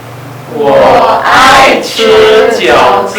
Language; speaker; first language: Chinese; non-native, fluent; Indonesian